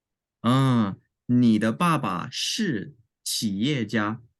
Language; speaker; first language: Chinese; non-native, learner; English